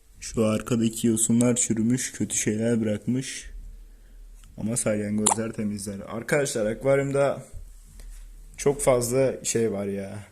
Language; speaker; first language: Turkish; native; Turkish